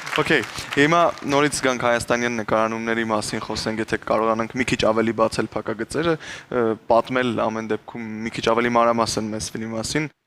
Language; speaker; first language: Armenian; native; Armenian